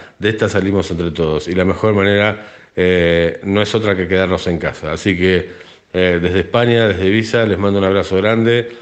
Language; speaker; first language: Spanish; native; Spanish